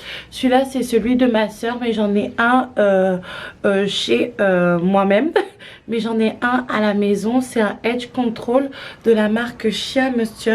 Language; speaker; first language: French; native; French